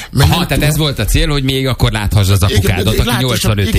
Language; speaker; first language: Hungarian; native; Hungarian